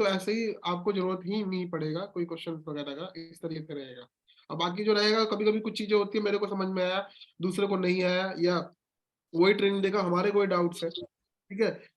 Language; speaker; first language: Hindi; native; Hindi